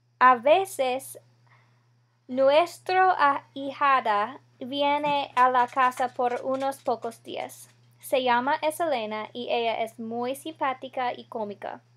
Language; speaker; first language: Spanish; non-native, learner; English